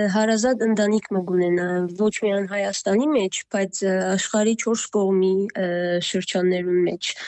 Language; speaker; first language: Armenian; early bilingual, heritage; Armenian